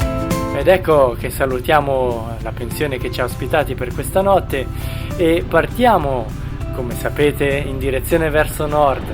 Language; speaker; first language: Italian; native; Italian